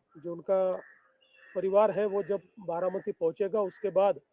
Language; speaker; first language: Hindi; non-native, local second language; Marathi